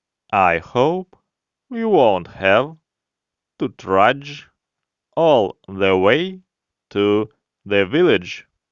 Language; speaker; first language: English; non-native, fluent; Ukrainian